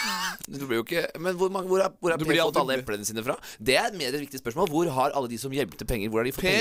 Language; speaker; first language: Norwegian; native; Norwegian